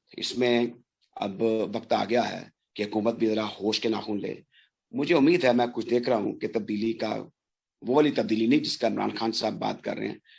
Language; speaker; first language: Urdu; non-native, local second language; Punjabi